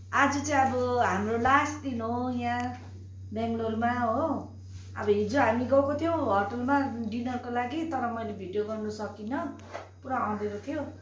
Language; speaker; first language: Nepali; native; Nepali